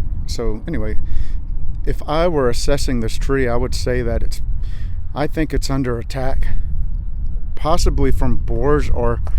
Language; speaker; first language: English; native; English